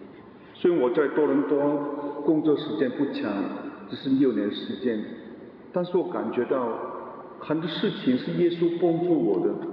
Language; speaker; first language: Chinese; non-native, local second language; Cantonese